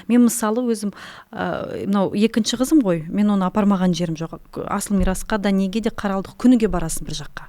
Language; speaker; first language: Kazakh; non-native, local second language; Russian